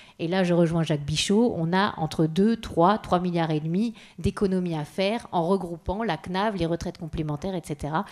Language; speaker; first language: French; native; French